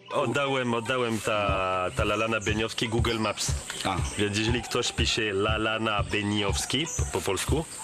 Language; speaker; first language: Polish; non-native, learner; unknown